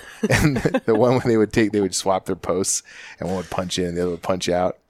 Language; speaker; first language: English; native; English